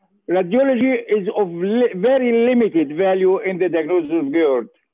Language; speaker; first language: English; non-native, fluent; Arabic